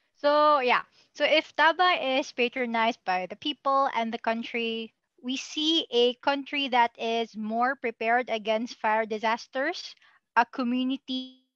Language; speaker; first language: English; non-native, local second language; Cebuano